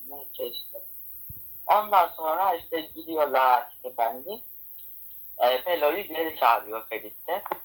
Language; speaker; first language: Turkish; native; Turkish